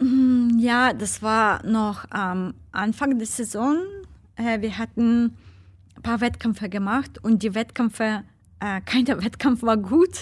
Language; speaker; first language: German; non-native, fluent; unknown